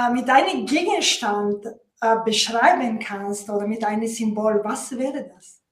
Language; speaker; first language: German; non-native, fluent; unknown